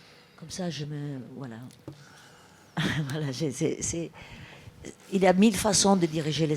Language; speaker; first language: French; non-native, fluent; Italian